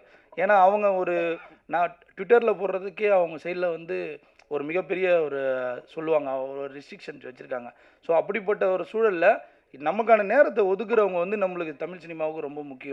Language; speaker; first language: Tamil; native; Tamil